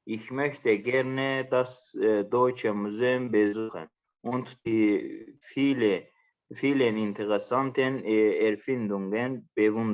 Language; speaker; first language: German; non-native, learner; Azerbaijani